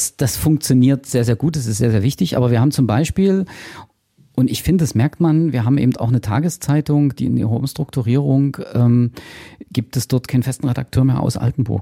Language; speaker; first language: German; native; German